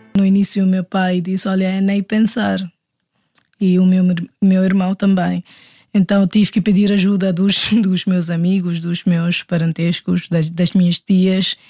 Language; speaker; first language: Portuguese; non-native, fluent; Hindi